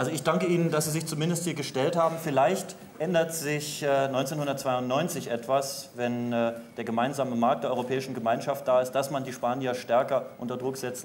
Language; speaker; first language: German; native; German